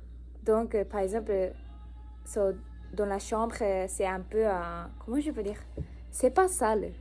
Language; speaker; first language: French; non-native, learner; Japanese